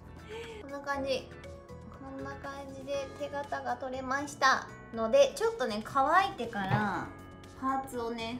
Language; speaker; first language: Japanese; native; Japanese